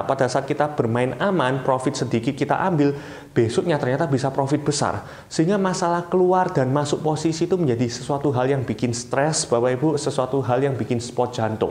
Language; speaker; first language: Indonesian; native; Indonesian